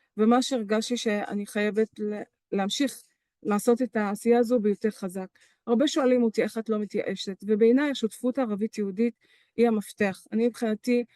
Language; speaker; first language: Hebrew; non-native, local second language; Arabic